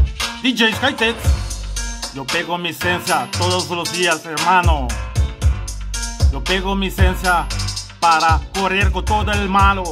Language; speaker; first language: Spanish; non-native, learner; Papiamento